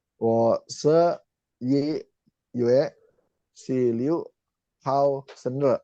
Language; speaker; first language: Chinese; non-native, learner; Indonesian